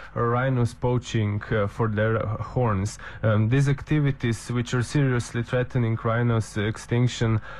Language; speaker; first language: English; non-native, fluent; Slovenian